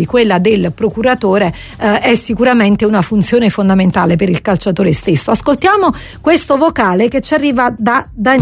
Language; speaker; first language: Italian; native; Italian